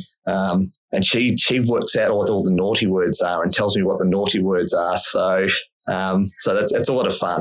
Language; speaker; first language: English; native; English